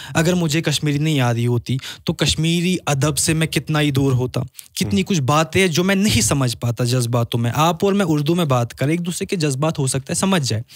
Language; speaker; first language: Urdu; non-native, local second language; Kashmiri